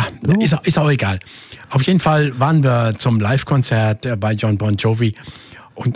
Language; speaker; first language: German; native; German